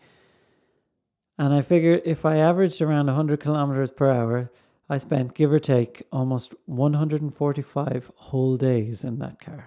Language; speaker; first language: English; native; English